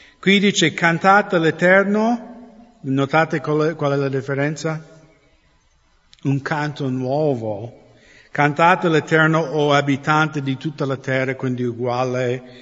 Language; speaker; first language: Italian; non-native, fluent; English